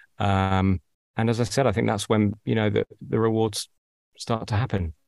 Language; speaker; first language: English; native; English